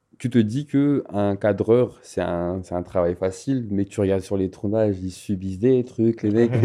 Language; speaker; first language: French; non-native, local second language; Malagasy